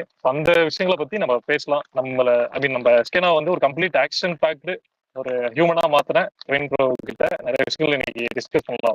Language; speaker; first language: Tamil; native; Tamil